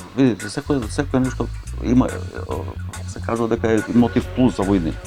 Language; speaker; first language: Macedonian; non-native, local second language; Albanian